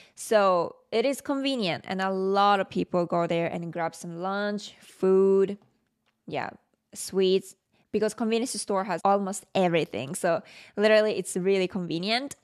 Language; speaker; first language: English; non-native, fluent; Japanese